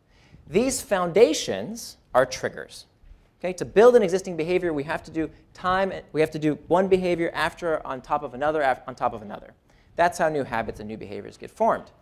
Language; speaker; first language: English; native; English